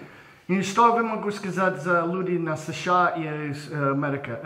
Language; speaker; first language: Russian; non-native, learner; English